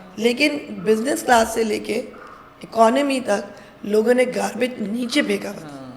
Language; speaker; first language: Urdu; native; Urdu